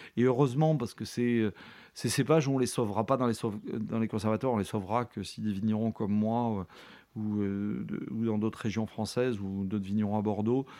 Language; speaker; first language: French; native; French